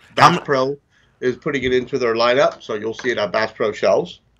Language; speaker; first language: English; native; English